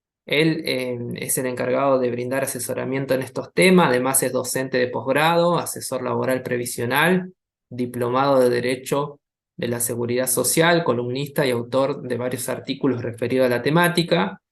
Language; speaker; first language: Spanish; native; Spanish